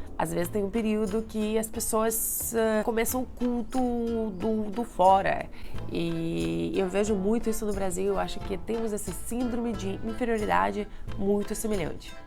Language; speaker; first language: Portuguese; non-native, fluent; Russian